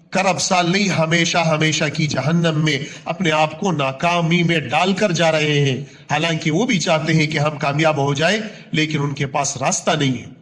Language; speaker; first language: Urdu; non-native, local second language; Punjabi